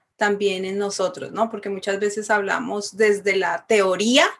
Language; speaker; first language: Spanish; native; Spanish